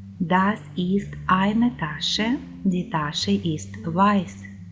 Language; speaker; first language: German; non-native, fluent; Ukrainian